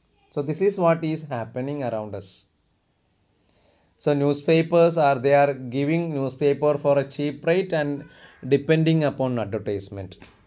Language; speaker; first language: English; non-native, local second language; Malayalam